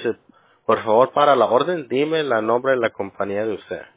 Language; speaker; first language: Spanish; early bilingual, heritage; English